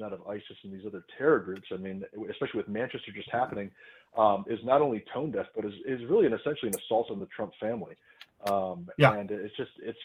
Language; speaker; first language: English; native; English